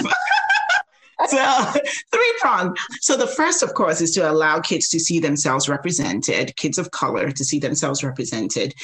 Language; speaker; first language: English; non-native, local second language; Yoruba